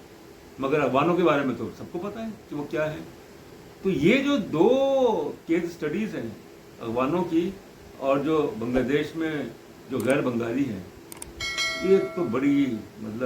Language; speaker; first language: Urdu; native; Urdu